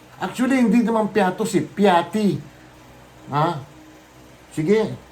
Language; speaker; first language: Filipino; non-native, local second language; Bikol